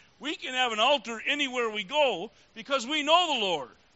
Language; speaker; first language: English; native; English